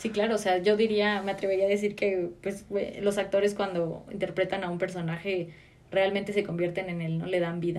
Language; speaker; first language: Spanish; native; Spanish